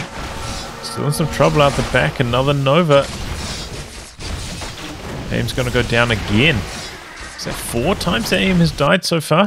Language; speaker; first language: English; native; English